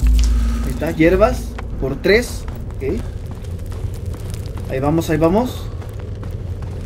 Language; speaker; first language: Spanish; native; Spanish